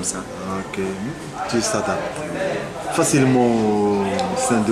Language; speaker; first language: French; non-native, local second language; Arabic